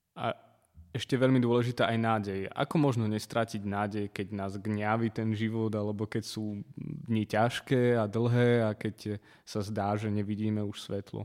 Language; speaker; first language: Slovak; native; Slovak